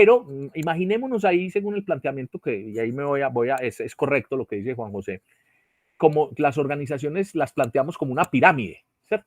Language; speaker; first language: Spanish; native; Spanish